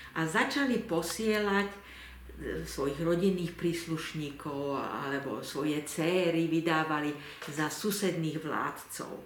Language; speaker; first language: Slovak; native; Slovak